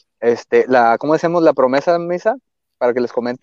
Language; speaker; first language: Spanish; native; Spanish